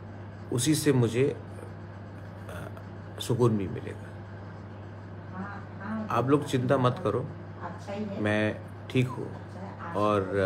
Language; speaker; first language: Hindi; non-native, local second language; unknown